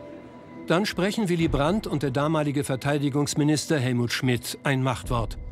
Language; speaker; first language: German; native; German